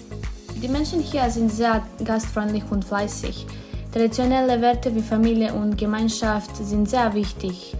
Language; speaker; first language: German; non-native, learner; Bosnian